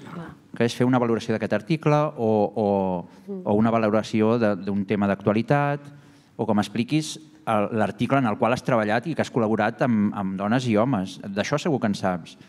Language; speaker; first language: Catalan; native; Catalan